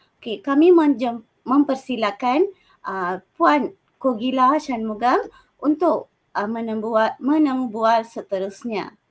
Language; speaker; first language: Malay; non-native, local second language; Tamil